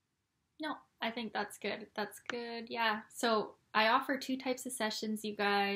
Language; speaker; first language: English; native; English